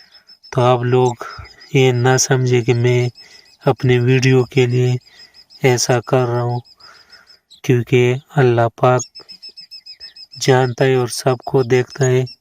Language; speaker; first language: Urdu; non-native, local second language; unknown